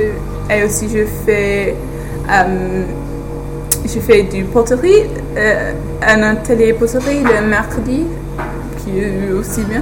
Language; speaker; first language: French; non-native, fluent; English